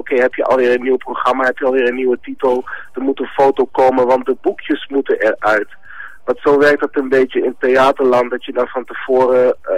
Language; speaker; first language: Dutch; early bilingual, other home language; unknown